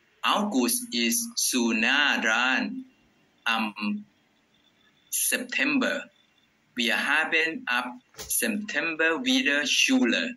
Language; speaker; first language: German; non-native, learner; Thai